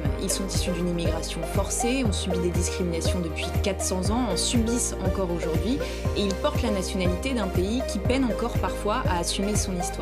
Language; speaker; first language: French; native; French